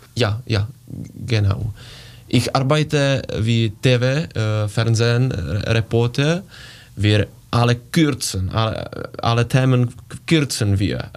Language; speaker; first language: German; non-native, learner; Czech